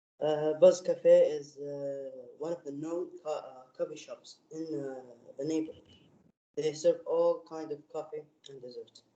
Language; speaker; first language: English; non-native, learner; Arabic